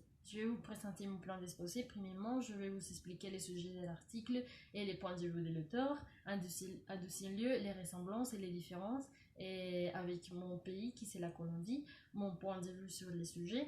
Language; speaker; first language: French; non-native, learner; Spanish